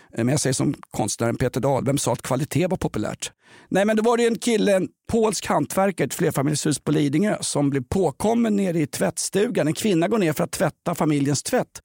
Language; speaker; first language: Swedish; native; Swedish